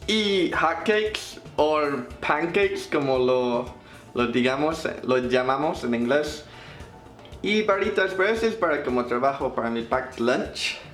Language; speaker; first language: Spanish; non-native, fluent; English